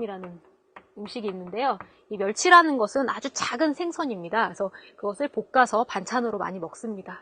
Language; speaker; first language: Korean; native; Korean